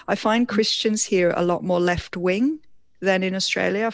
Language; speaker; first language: English; native; English